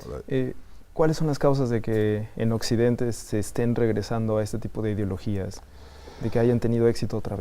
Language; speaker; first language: Spanish; native; Spanish